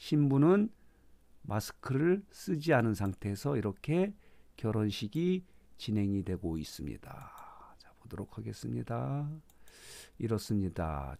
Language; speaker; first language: Korean; native; Korean